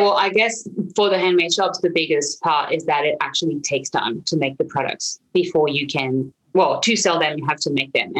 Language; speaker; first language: English; non-native, fluent; French